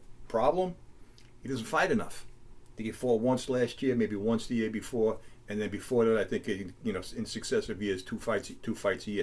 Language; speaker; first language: English; native; English